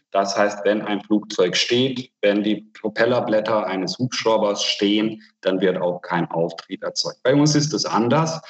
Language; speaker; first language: German; non-native, fluent; Hungarian